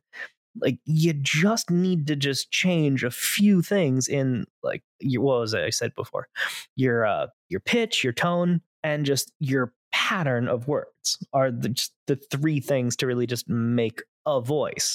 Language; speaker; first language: English; native; English